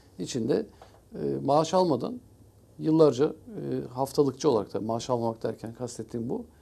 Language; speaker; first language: Turkish; early bilingual, heritage; Turkish